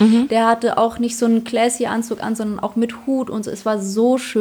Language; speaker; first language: German; early bilingual, other home language; Polish